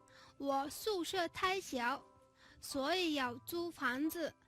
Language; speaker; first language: Chinese; non-native, fluent; Mongolian